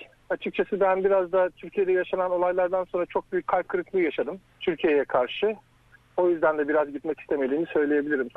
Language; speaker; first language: Turkish; native; Turkish